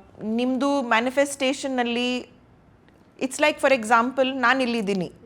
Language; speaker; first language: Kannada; non-native, local second language; Hindi